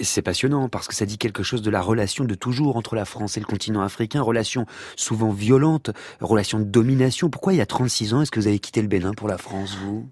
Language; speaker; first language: French; native; French